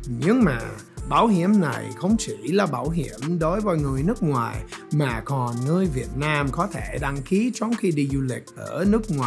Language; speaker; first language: Vietnamese; non-native, fluent; English